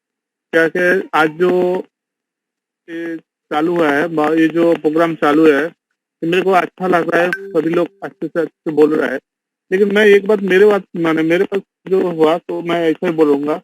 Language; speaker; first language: Hindi; non-native, local second language; Bangla